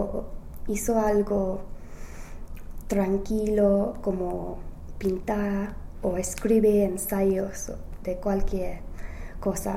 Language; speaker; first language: Spanish; non-native, learner; English